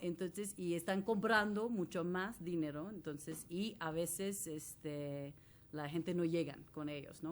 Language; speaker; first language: Spanish; non-native, fluent; English